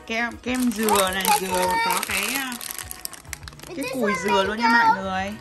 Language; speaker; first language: Vietnamese; early bilingual, heritage; Vietnamese